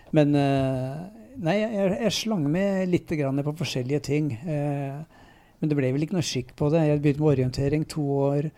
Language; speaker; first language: Norwegian; native; Norwegian